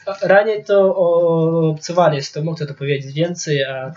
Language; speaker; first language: Polish; non-native, local second language; Lithuanian